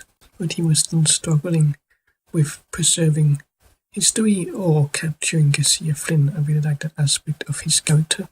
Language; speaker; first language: English; non-native, fluent; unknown